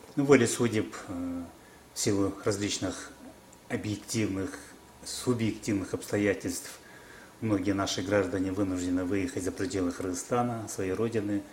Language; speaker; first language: Russian; non-native, local second language; Kyrgyz